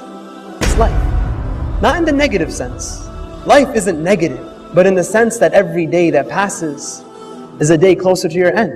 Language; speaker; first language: English; native; English